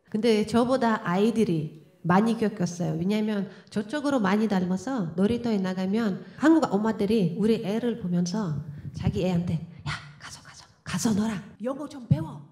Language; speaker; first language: Korean; non-native, fluent; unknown